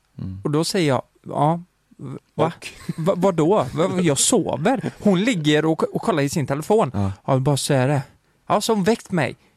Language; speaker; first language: Swedish; native; Swedish